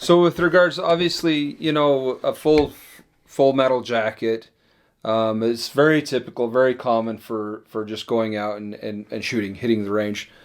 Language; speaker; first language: English; native; English